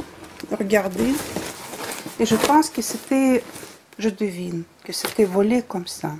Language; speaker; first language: French; non-native, fluent; Russian